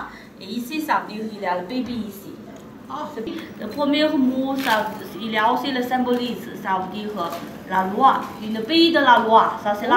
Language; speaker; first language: French; non-native, learner; Chinese